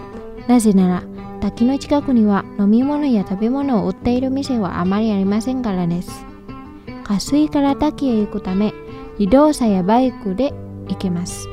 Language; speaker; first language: Japanese; non-native, fluent; Indonesian